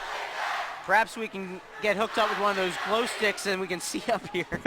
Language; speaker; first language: English; native; English